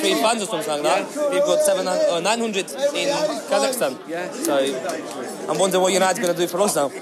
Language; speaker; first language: English; non-native, fluent; Ukrainian